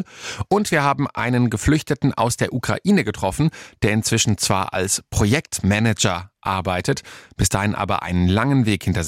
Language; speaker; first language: German; native; German